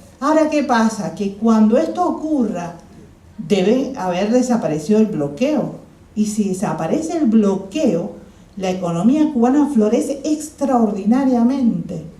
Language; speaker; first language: Spanish; native; Spanish